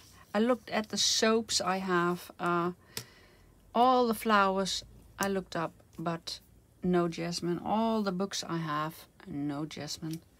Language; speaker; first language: English; non-native, fluent; Dutch